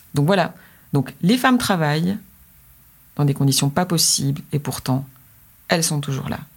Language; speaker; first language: French; native; French